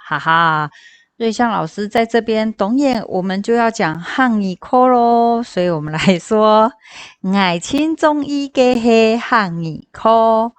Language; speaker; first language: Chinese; native; Chinese